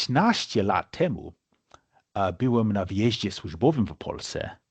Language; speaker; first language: Polish; non-native, fluent; English